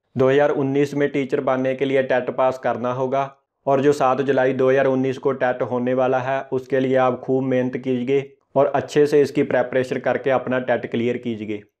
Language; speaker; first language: Hindi; non-native, local second language; Punjabi